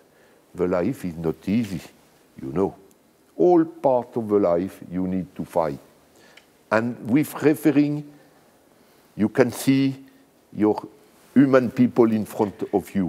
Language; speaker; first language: English; non-native, learner; French